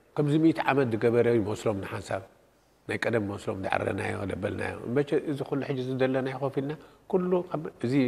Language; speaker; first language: Tigrinya; non-native, local second language; Italian